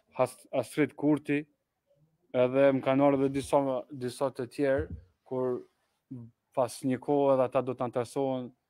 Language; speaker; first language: Albanian; native; Albanian